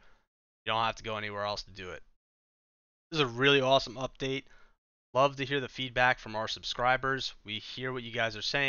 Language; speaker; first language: English; native; English